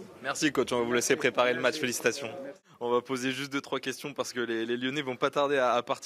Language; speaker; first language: French; native; French